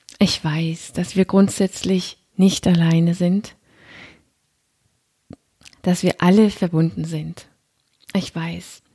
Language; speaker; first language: German; non-native, fluent; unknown